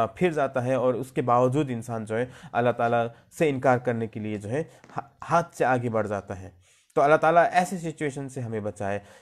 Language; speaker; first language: Hindi; native; Hindi